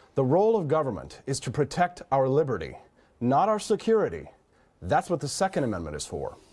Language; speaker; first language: English; native; English